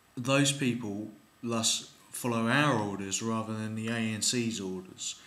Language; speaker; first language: English; native; English